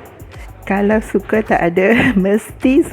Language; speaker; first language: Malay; non-native, local second language; Tamil